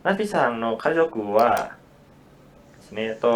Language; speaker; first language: Japanese; non-native, fluent; Indonesian